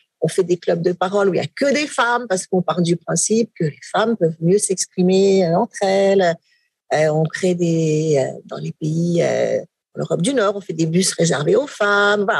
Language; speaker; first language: French; native; French